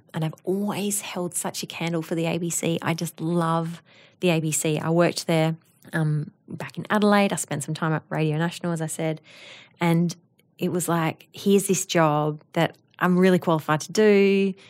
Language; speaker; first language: English; native; English